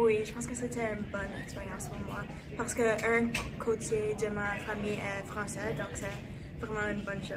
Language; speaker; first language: French; non-native, learner; English